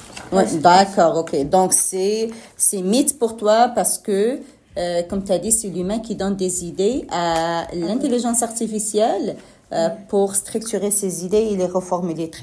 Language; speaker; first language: French; native; French